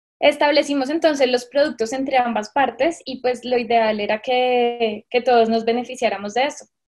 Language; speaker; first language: Spanish; native; Spanish